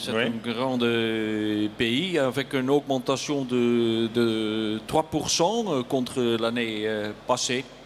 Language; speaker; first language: French; non-native, learner; Dutch